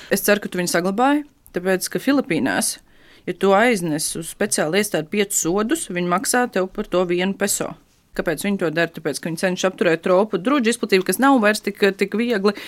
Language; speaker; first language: Latvian; native; Latvian